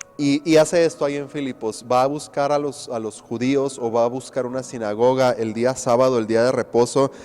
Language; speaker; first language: Spanish; native; Spanish